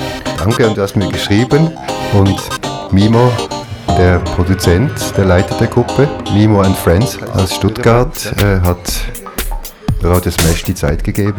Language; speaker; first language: German; native; German